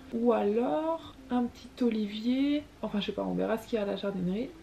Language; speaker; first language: French; native; French